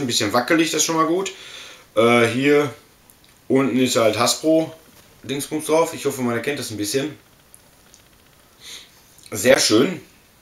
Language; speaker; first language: German; native; German